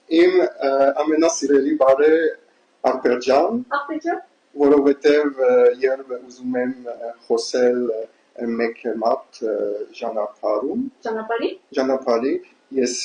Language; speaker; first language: Armenian; non-native, learner; English